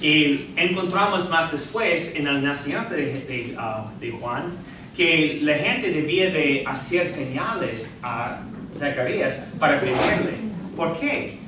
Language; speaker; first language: Spanish; non-native, fluent; English